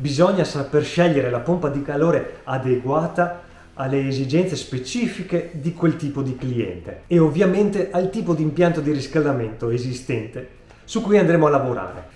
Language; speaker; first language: Italian; native; Italian